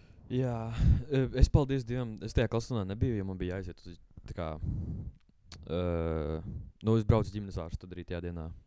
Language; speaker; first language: Latvian; native; Latvian